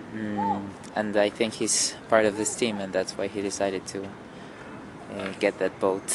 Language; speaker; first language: English; non-native, fluent; Spanish